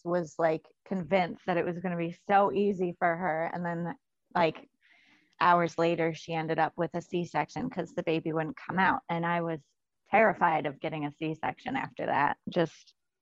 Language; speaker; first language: English; native; English